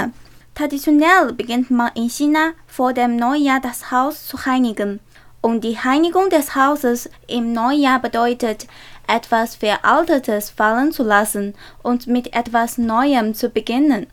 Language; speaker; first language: German; non-native, learner; Chinese